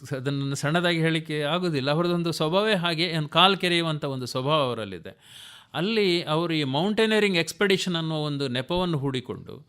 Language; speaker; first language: Kannada; non-native, local second language; Tulu